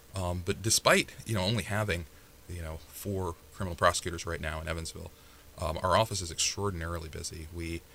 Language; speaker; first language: English; native; English